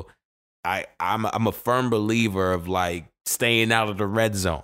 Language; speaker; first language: English; native; English